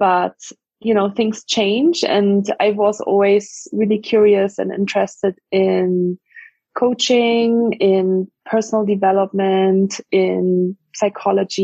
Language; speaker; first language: English; non-native, fluent; German